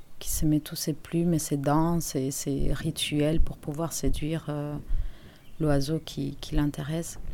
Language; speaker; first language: French; non-native, fluent; Spanish